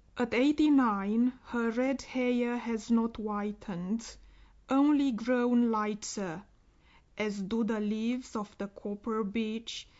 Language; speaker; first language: English; non-native, fluent; Romanian